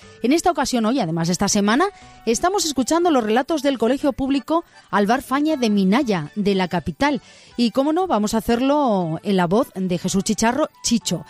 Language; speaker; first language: Spanish; native; Spanish